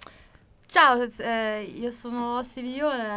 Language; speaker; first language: Italian; non-native, fluent; German